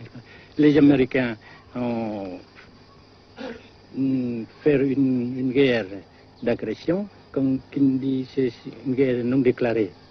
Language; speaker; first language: French; non-native, local second language; Vietnamese